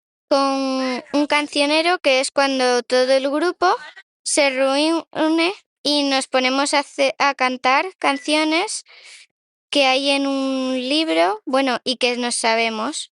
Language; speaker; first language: Spanish; native; Spanish